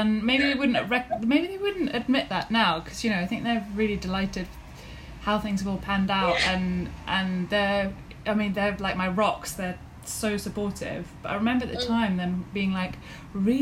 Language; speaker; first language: English; native; English